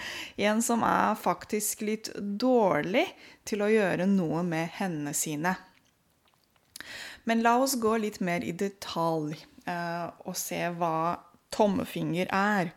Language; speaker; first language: Norwegian; non-native, fluent; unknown